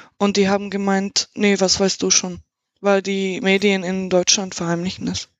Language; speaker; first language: German; non-native, fluent; Slovak